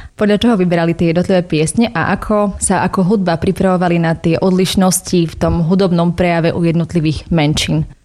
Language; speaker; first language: Slovak; native; Slovak